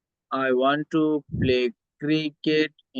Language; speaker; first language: English; non-native, learner; Bangla